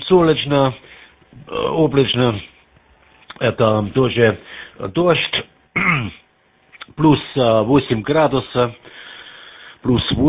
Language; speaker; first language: Russian; non-native, learner; German